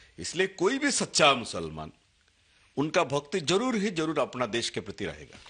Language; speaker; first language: Hindi; non-native, local second language; Assamese